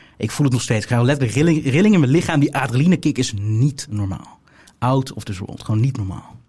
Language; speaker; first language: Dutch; native; Dutch